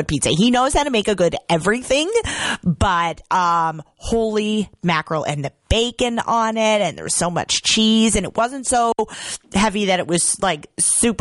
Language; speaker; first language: English; native; English